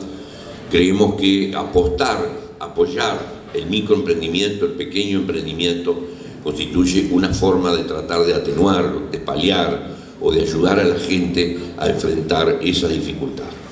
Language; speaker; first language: Spanish; native; Spanish